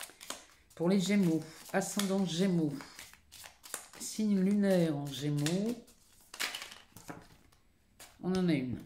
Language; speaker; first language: French; native; French